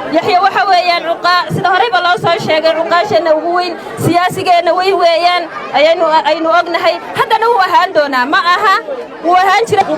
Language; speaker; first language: Somali; native; Somali